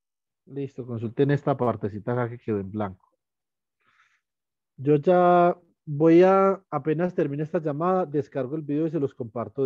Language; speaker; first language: Spanish; native; Spanish